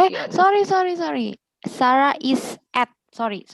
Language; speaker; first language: English; non-native, learner; Indonesian